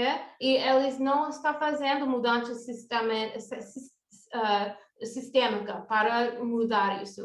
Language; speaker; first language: Portuguese; non-native, fluent; English